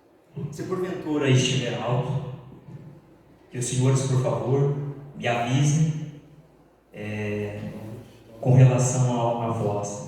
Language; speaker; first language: Portuguese; native; Portuguese